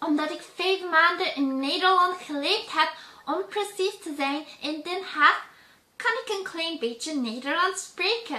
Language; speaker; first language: Dutch; non-native, learner; German